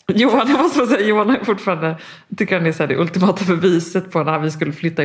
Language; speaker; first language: Swedish; native; Swedish